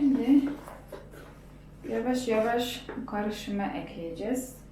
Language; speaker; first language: Turkish; non-native, fluent; Polish